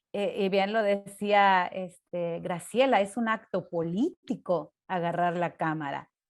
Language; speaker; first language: Spanish; non-native, local second language; Tzotzil